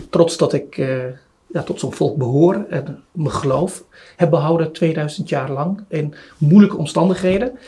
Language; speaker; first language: Dutch; early bilingual, other home language; Turoyo